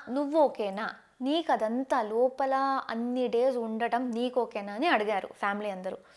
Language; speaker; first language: Telugu; non-native, local second language; Tamil